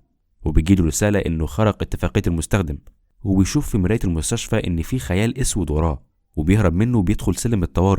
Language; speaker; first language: Arabic; native; Arabic